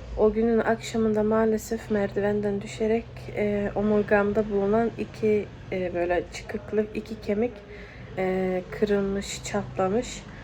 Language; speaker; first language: Turkish; early bilingual, heritage; Turkish